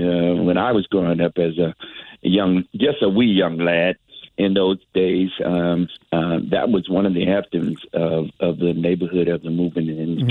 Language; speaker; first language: English; native; English